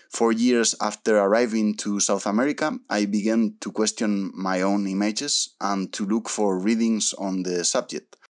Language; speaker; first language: English; early bilingual, other home language; Spanish